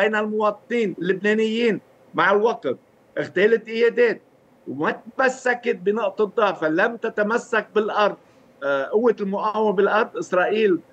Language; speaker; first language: Arabic; native; Arabic